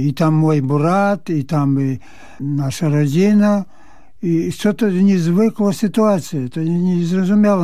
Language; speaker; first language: Polish; early bilingual, heritage; Polish